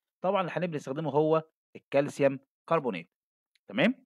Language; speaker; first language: Arabic; native; Arabic